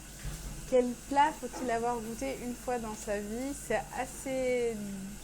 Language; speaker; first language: French; early bilingual, other home language; Persian